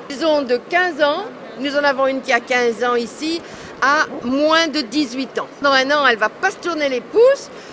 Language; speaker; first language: French; native; French